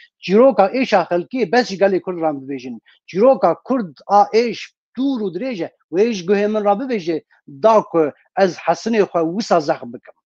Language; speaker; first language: Kurdish; native; Kurdish